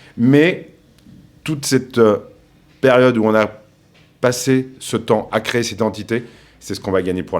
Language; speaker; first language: French; native; French